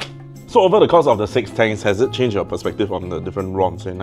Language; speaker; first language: English; native; English